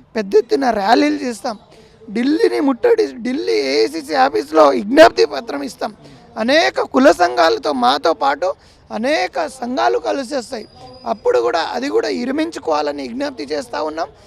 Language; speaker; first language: Telugu; non-native, local second language; Lambadi